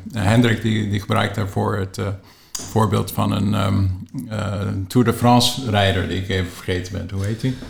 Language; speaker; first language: Dutch; non-native, fluent; English